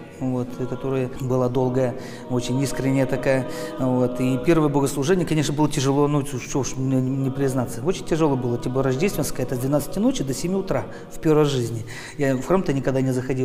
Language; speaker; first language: Russian; native; Russian